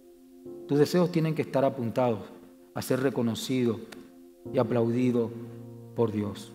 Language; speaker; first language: Spanish; native; Spanish